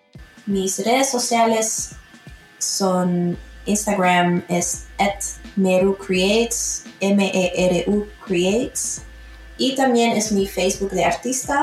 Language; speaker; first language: Spanish; early bilingual, heritage; Spanish